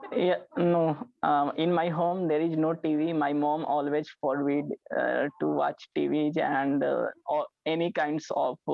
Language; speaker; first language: English; non-native, learner; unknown